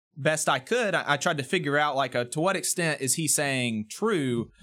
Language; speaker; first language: English; native; English